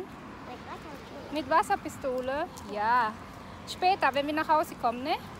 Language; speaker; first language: German; non-native, learner; Filipino